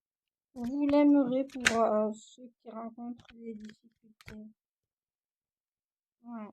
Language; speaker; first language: French; native; French